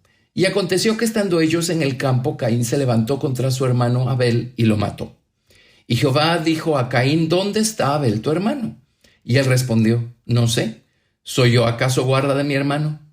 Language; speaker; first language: Spanish; native; Spanish